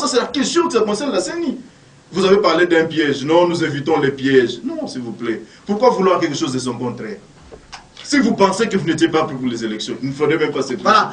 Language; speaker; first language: French; non-native, local second language; Lingala